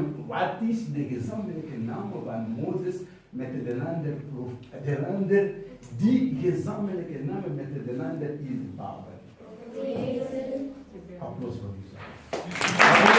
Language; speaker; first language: Dutch; non-native, learner; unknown